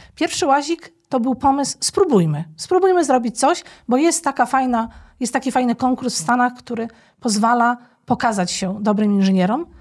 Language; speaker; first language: Polish; native; Polish